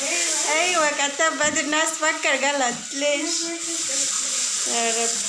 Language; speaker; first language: Arabic; non-native, learner; Bangla